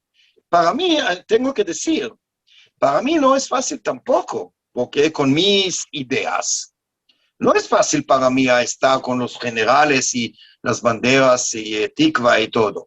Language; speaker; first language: Spanish; non-native, learner; Hebrew